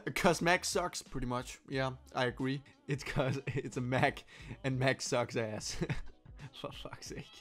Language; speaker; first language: English; non-native, fluent; Danish